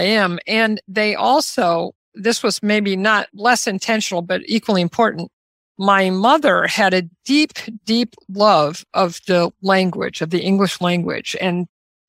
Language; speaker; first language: English; native; English